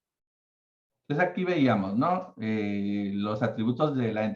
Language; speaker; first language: Spanish; native; Spanish